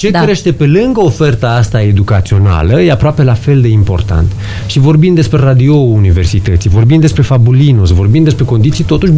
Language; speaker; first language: Romanian; native; Romanian